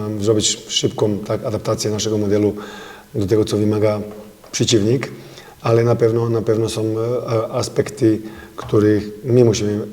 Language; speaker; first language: Polish; non-native, fluent; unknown